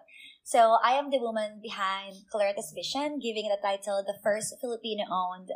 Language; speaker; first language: English; non-native, local second language; Filipino